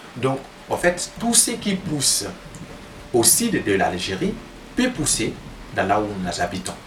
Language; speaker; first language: French; non-native, local second language; Tamasheq